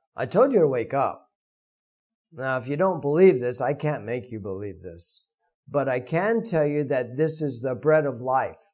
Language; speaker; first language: English; native; English